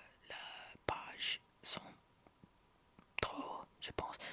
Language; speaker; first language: French; non-native, learner; English